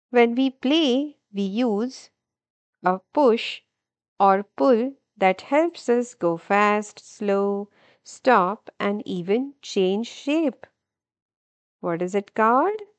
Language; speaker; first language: English; non-native, local second language; Marathi